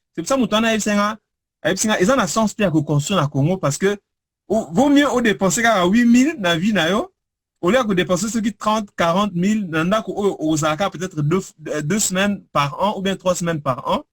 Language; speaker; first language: French; non-native, local second language; Lingala